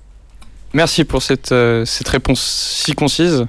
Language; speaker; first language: French; native; French